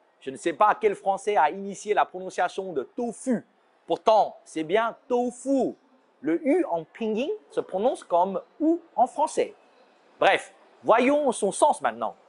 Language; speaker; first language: French; non-native, fluent; Chinese